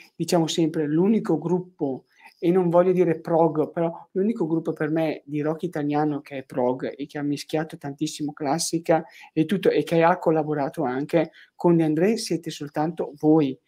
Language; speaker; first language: Italian; native; Italian